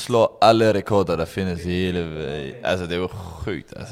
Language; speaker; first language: Swedish; non-native, learner; Danish